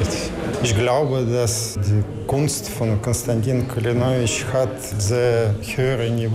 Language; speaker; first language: German; non-native, learner; Russian